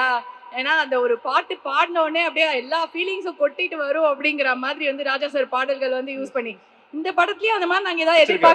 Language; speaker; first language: Tamil; native; Tamil